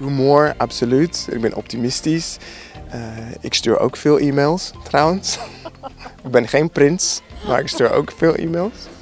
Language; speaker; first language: Dutch; non-native, fluent; English